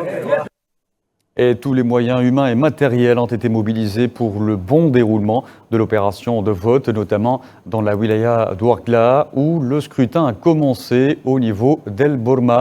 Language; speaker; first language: French; non-native, local second language; Arabic